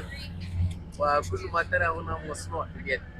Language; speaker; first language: Arabic; non-native, fluent; Tamasheq